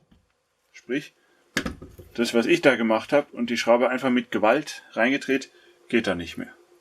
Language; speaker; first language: German; native; German